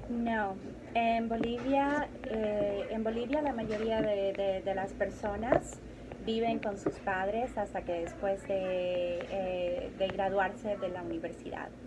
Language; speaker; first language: Spanish; native; Spanish